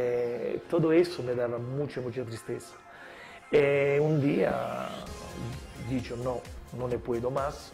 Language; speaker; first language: Spanish; non-native, learner; Italian